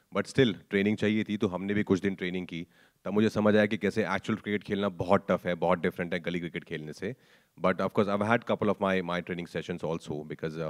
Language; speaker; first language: Hindi; native; Hindi